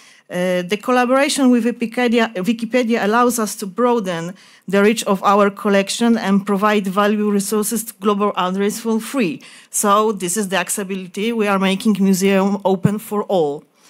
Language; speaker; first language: English; non-native, fluent; Polish